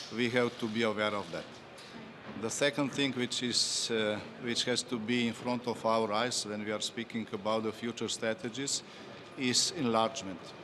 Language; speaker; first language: English; non-native, fluent; Slovenian